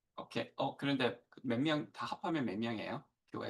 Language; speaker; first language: Korean; non-native, learner; English